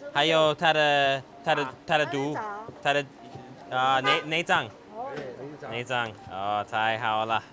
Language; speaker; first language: Chinese; non-native, fluent; English